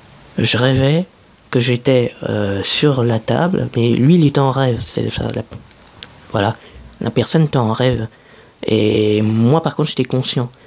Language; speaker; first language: French; native; French